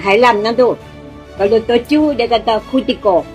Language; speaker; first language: Malay; non-native, local second language; Min Nan Chinese